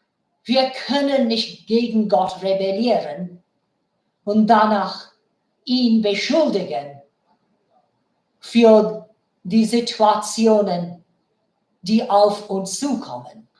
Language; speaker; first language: German; non-native, fluent; Bangla